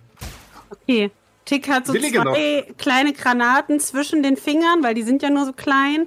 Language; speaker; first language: German; native; German